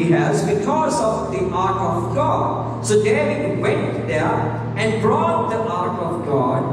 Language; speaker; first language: English; non-native, local second language; Sinhala